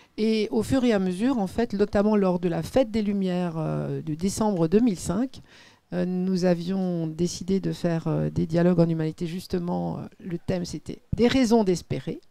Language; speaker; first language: French; native; French